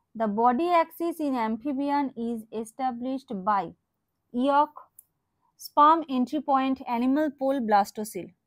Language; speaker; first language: English; non-native, local second language; Bangla